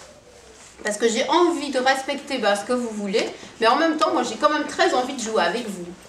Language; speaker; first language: French; native; French